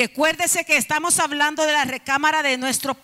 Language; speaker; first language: Spanish; native; Spanish